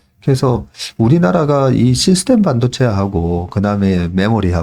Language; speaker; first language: Korean; native; Korean